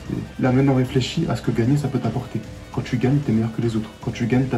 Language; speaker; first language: French; native; French